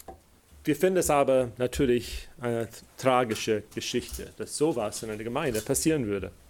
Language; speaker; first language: German; non-native, fluent; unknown